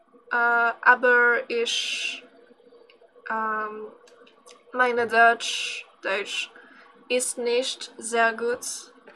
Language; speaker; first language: German; non-native, learner; French